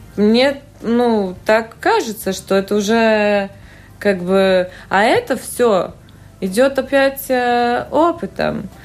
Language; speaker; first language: Russian; non-native, local second language; Latvian